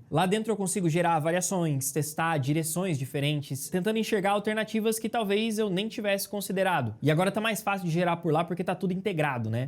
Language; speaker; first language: Portuguese; native; Portuguese